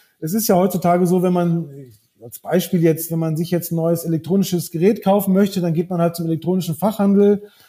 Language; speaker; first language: German; early bilingual, heritage; German